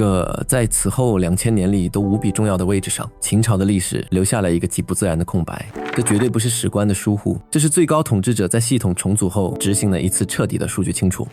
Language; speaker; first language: Chinese; native; Chinese